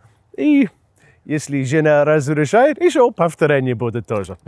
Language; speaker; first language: Russian; non-native, learner; English